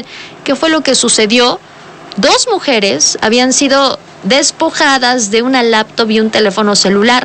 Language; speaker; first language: Spanish; native; Spanish